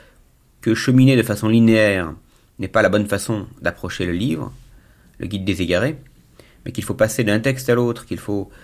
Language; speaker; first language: French; native; French